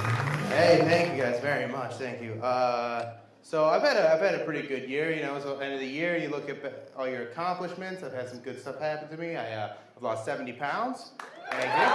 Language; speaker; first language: English; native; English